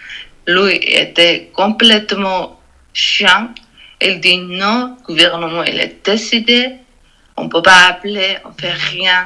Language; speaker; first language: French; non-native, learner; Georgian